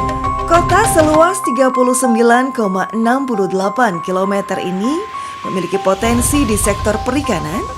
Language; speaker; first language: Indonesian; native; Indonesian